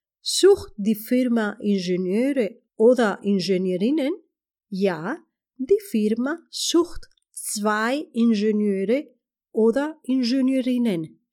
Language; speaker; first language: German; non-native, fluent; Spanish